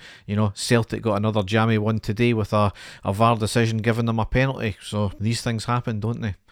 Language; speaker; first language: English; native; English